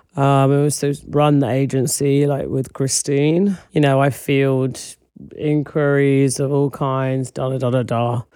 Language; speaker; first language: English; native; English